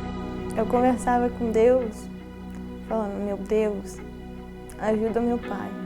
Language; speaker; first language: Portuguese; early bilingual, heritage; Portuguese